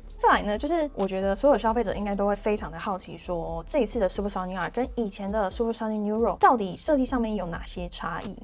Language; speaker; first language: Chinese; native; Chinese